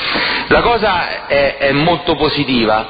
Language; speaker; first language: Italian; native; Italian